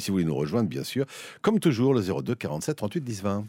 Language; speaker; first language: French; native; French